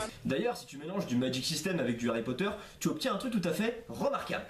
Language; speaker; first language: French; native; French